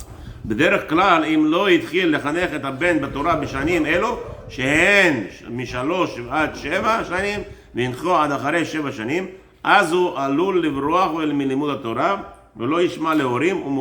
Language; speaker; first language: Hebrew; early bilingual, heritage; English